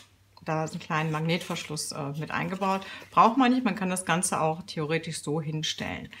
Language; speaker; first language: German; native; German